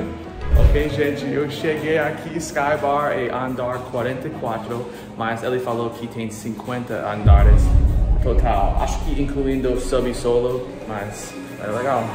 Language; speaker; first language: Portuguese; non-native, fluent; English